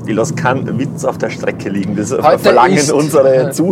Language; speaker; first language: German; native; German